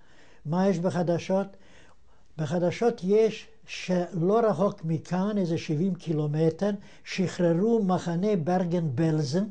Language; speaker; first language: Hebrew; non-native, fluent; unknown